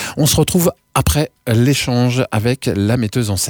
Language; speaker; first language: French; native; French